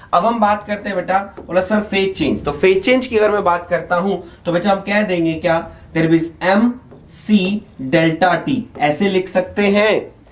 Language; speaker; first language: Hindi; native; Hindi